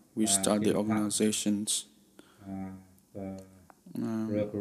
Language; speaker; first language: English; non-native, fluent; Burmese